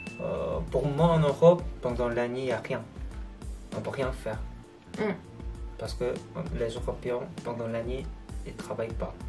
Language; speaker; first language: French; non-native, learner; Korean